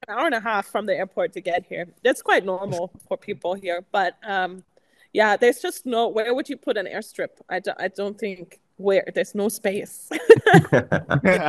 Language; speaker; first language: English; non-native, fluent; German